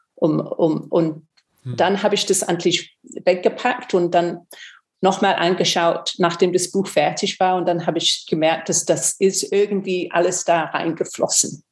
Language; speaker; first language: German; non-native, fluent; English